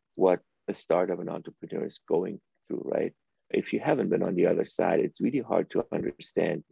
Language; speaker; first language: English; early bilingual, other home language; Persian